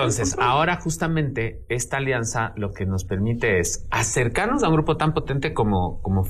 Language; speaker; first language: Spanish; native; Spanish